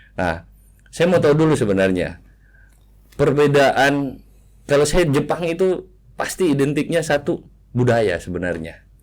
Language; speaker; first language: Indonesian; native; Indonesian